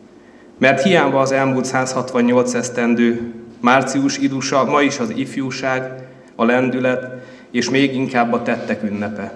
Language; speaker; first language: Hungarian; native; Hungarian